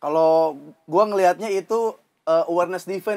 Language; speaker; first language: Indonesian; native; Indonesian